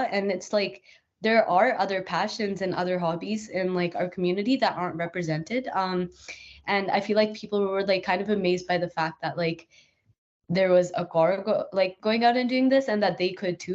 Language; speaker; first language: English; native; English